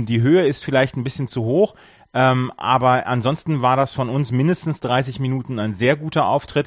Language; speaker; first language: German; native; German